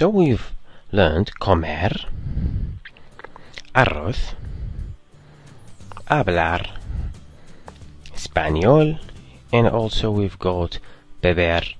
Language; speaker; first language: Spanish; non-native, fluent; English